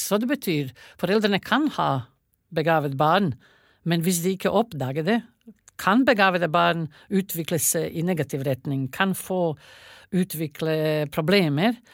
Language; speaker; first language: Norwegian; non-native, fluent; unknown